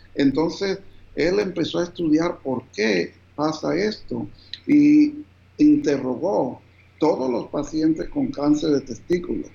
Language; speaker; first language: Spanish; early bilingual, heritage; Spanish